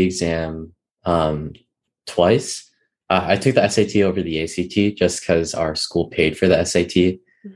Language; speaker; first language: English; native; English